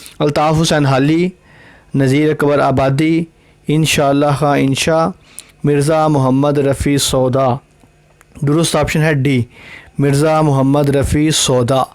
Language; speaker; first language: Urdu; non-native, local second language; Punjabi